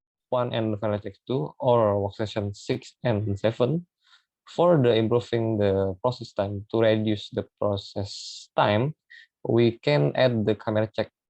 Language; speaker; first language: English; non-native, learner; Indonesian